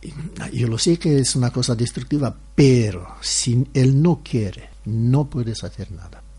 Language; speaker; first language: Spanish; non-native, learner; Romanian